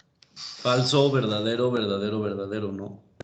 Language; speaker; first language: Spanish; native; Spanish